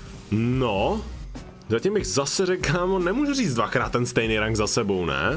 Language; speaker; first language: Czech; native; Czech